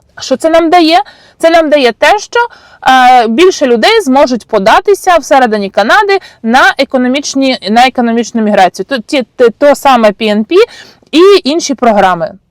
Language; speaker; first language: Ukrainian; non-native, local second language; Russian